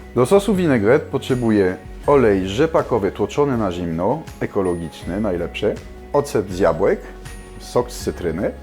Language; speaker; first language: Polish; non-native, fluent; French